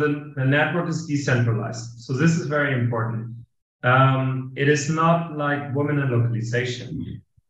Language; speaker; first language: English; non-native, fluent; German